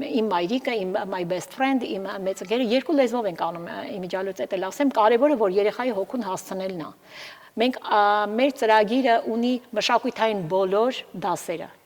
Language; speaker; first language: Armenian; early bilingual, heritage; Armenian